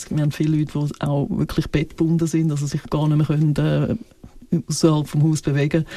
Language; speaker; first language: German; native; German